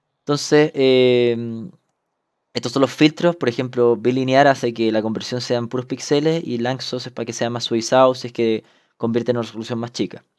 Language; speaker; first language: Spanish; native; Spanish